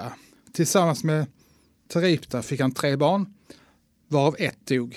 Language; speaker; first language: Swedish; native; Swedish